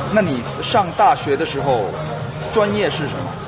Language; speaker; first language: Chinese; non-native, fluent; Korean